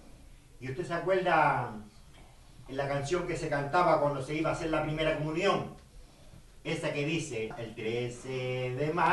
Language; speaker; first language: Spanish; native; Spanish